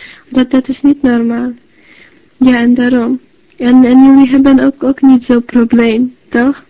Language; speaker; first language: Dutch; non-native, learner; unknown